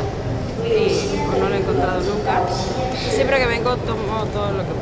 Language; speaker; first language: Spanish; native; Spanish